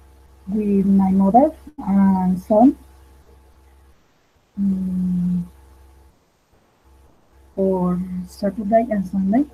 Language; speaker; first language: English; non-native, learner; Spanish